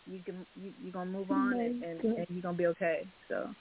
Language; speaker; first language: English; native; English